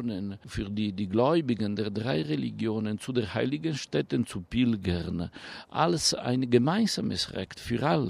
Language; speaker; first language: German; non-native, fluent; Italian